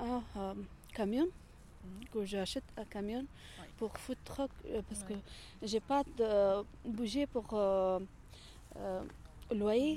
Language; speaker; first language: French; non-native, learner; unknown